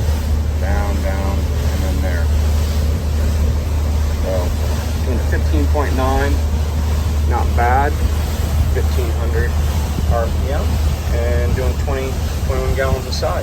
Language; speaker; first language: English; native; English